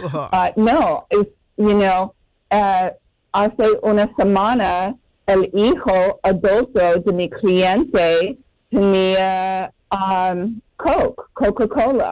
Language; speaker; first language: Spanish; non-native, learner; English